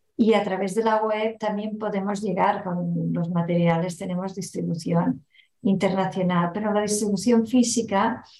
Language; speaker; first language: Spanish; non-native, local second language; Catalan